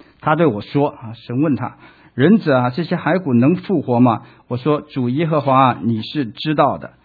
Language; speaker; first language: Chinese; native; Chinese